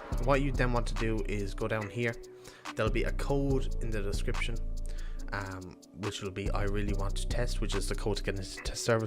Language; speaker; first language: English; native; English